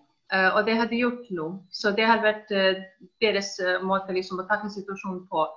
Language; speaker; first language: Danish; non-native, fluent; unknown